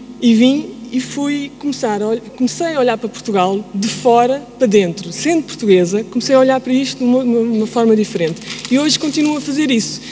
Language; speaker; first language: Portuguese; early bilingual, heritage; Portuguese